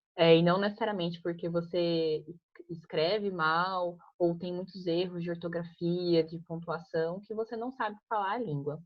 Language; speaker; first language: Portuguese; native; Portuguese